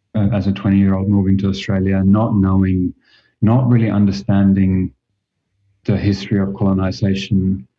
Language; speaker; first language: English; non-native, fluent; Finnish